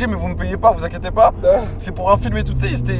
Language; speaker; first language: French; native; French